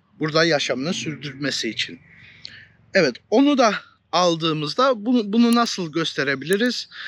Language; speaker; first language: Turkish; native; Turkish